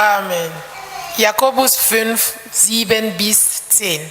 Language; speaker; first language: German; non-native, fluent; French